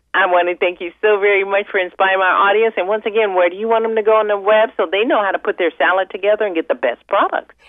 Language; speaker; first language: English; native; English